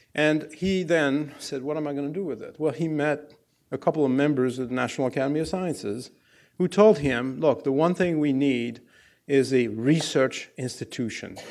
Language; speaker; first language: English; non-native, fluent; Arabic